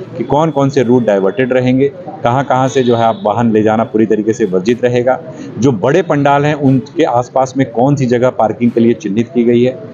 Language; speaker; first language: Hindi; native; Hindi